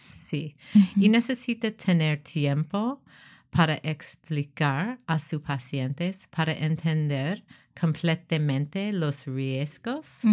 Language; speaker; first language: Spanish; non-native, learner; English